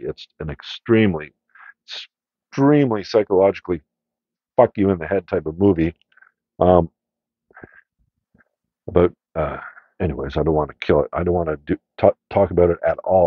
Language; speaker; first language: English; native; English